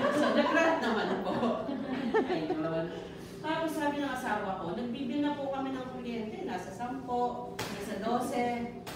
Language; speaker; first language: Filipino; non-native, local second language; Pampanga